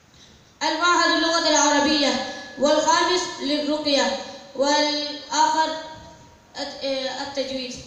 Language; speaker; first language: Arabic; non-native, learner; Urdu